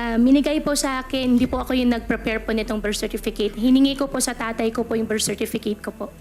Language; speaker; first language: Filipino; native; Filipino